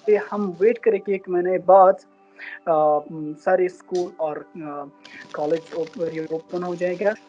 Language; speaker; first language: Hindi; non-native, learner; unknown